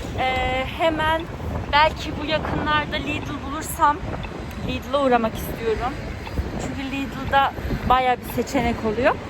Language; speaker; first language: Turkish; early bilingual, heritage; Turkish